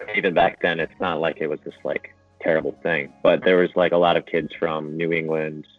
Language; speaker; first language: English; non-native, fluent; Japanese